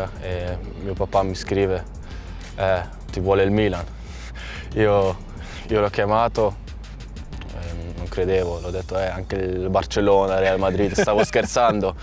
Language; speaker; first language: Italian; non-native, fluent; German